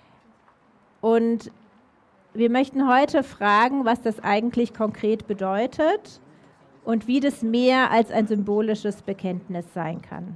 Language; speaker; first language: German; native; German